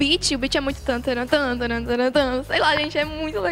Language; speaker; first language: Portuguese; native; Portuguese